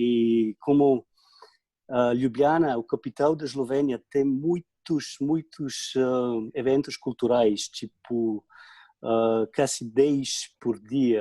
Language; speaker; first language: Portuguese; non-native, fluent; Slovenian